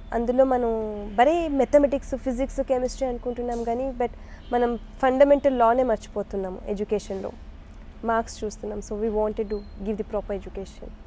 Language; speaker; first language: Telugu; native; Telugu